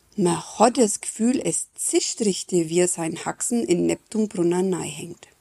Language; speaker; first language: German; native; German